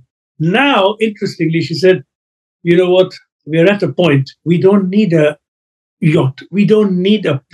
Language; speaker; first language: English; non-native, local second language; Sindhi